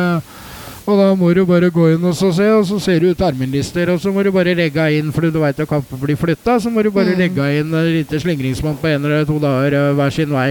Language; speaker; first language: Norwegian; native; Norwegian